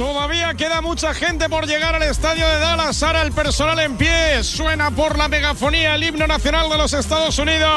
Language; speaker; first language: Spanish; native; Spanish